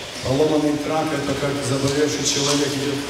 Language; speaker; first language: Russian; native; Russian